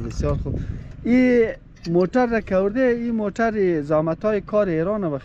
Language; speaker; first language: Persian; native; Persian